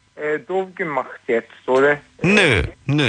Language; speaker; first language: German; non-native, learner; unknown